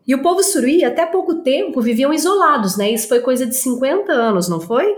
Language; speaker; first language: Portuguese; native; Portuguese